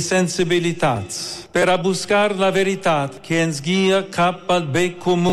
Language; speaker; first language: Catalan; non-native, learner; English